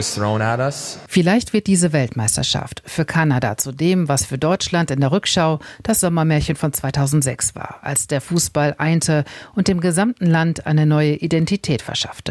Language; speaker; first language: German; native; German